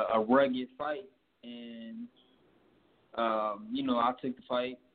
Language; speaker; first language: English; native; English